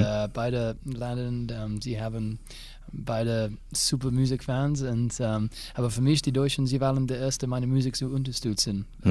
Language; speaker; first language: German; non-native, learner; English